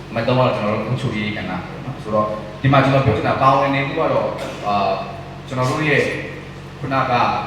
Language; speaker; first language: Burmese; non-native, local second language; Shwe Palaung